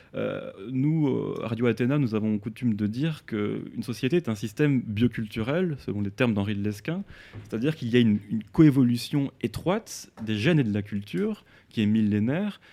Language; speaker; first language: French; native; French